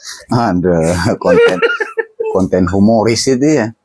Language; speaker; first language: Indonesian; native; Indonesian